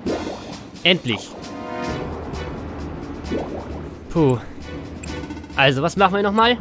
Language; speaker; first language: German; native; German